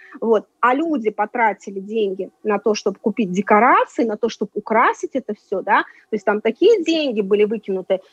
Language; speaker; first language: Russian; native; Russian